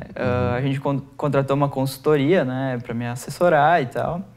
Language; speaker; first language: Portuguese; native; Portuguese